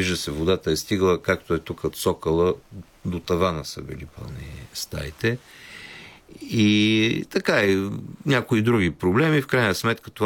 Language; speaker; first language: Bulgarian; native; Bulgarian